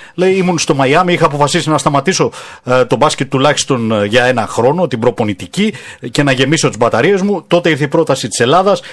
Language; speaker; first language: Greek; native; Greek